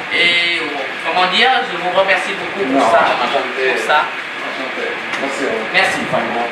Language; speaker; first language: French; non-native, learner; Vietnamese